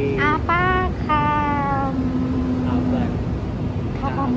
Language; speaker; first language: Indonesian; non-native, learner; Thai